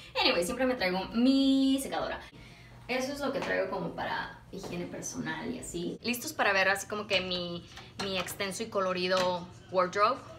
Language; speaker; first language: Spanish; early bilingual, heritage; Spanish